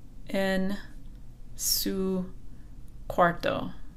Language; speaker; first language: Spanish; non-native, fluent; English